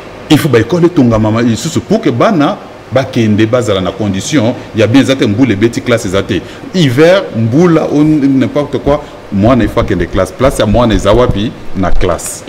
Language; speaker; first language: French; non-native, local second language; Lingala